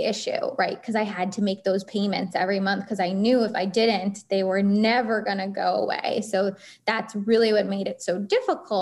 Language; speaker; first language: English; native; English